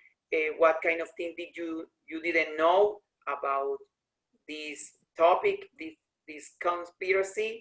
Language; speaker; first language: English; non-native, learner; Spanish